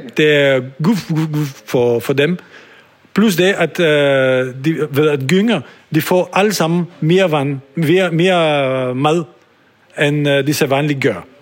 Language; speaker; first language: Danish; non-native, fluent; French